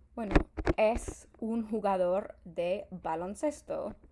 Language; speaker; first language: Spanish; non-native, fluent; English